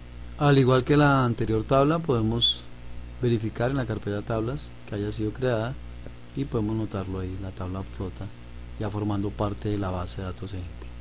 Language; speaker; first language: Spanish; native; Spanish